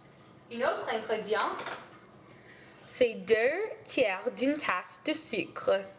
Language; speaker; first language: French; non-native, learner; English